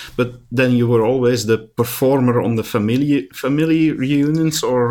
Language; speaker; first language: English; non-native, fluent; Dutch